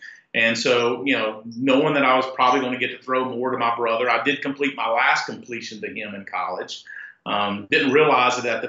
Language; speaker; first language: English; native; English